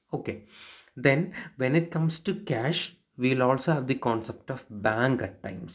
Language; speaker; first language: English; non-native, local second language; Malayalam